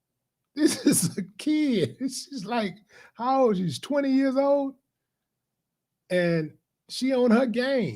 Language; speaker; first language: English; native; English